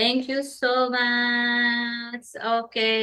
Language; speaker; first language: English; non-native, learner; Indonesian